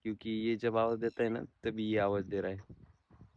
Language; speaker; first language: Hindi; non-native, local second language; Marathi